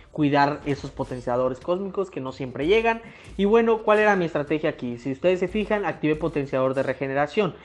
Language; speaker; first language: Spanish; native; Spanish